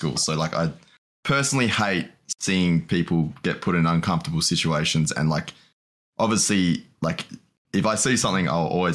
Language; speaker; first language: English; native; English